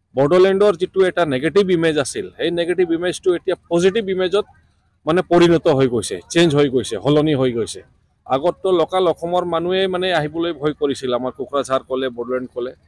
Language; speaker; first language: Assamese; non-native, local second language; Bodo